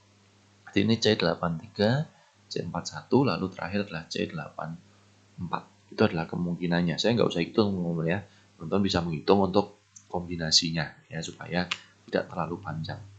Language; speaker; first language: Indonesian; native; Indonesian